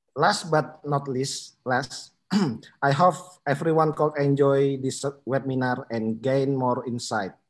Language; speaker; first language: English; non-native, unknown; Indonesian